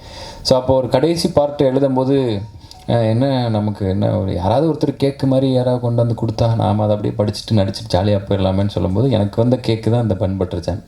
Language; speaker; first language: Tamil; native; Tamil